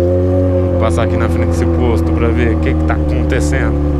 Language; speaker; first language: Portuguese; native; Portuguese